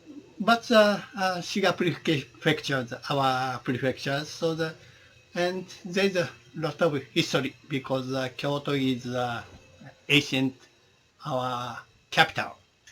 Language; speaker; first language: English; non-native, learner; Japanese